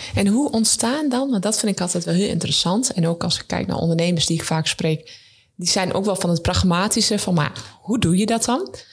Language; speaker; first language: Dutch; native; Dutch